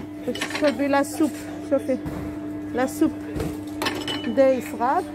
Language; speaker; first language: Arabic; native; Arabic